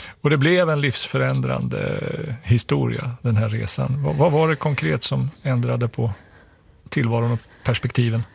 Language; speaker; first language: Swedish; native; Swedish